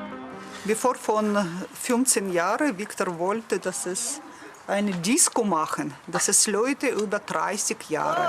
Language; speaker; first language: German; non-native, learner; Russian